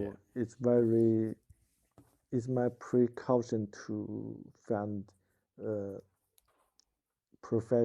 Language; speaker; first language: English; non-native, learner; Chinese